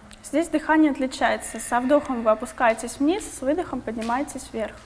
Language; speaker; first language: Russian; native; Russian